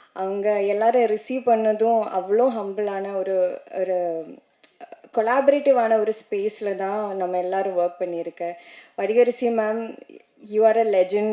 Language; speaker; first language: Tamil; non-native, learner; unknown